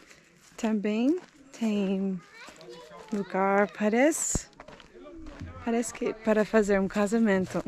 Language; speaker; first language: Portuguese; non-native, learner; English